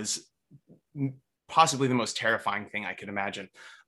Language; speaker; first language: English; native; English